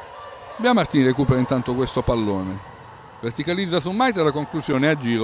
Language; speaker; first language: Italian; native; Italian